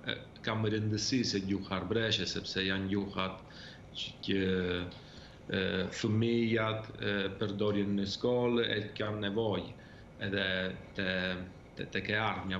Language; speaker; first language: Albanian; early bilingual, heritage; Albanian